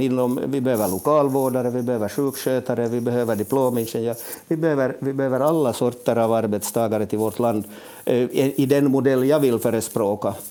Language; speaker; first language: Swedish; native; Swedish